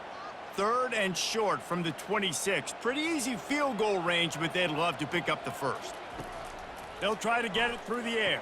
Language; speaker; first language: English; native; English